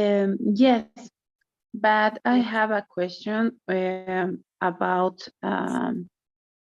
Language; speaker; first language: English; non-native, learner; Spanish